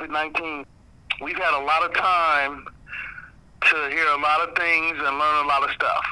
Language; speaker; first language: English; native; English